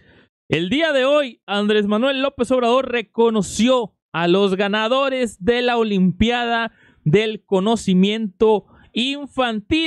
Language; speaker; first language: Spanish; native; Spanish